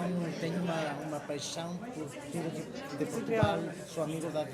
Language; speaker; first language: Portuguese; non-native, learner; Spanish